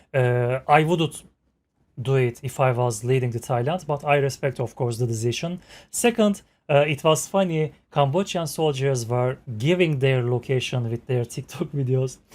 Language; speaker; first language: English; non-native, fluent; Turkish